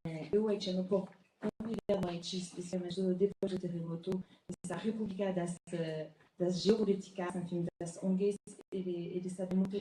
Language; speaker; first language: Portuguese; non-native, fluent; French